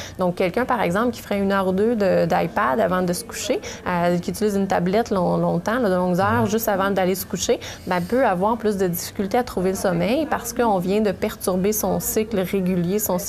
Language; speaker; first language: French; native; French